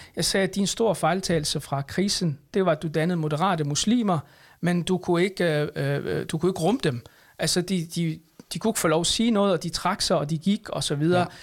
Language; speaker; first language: Danish; early bilingual, other home language; Arabic